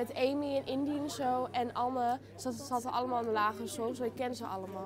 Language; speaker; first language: Dutch; early bilingual, heritage; Dutch